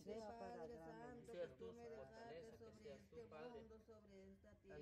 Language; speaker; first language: Spanish; non-native, local second language; Kʼicheʼ